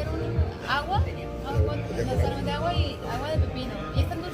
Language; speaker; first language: Spanish; non-native, learner; English